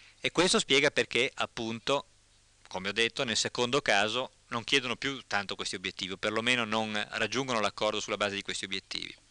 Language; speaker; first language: Italian; native; Italian